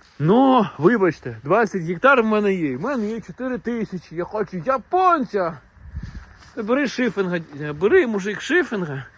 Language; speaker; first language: Ukrainian; native; Ukrainian